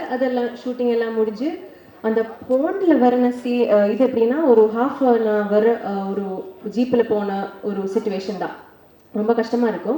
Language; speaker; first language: Tamil; non-native, learner; Malayalam